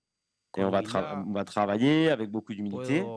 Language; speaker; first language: French; native; French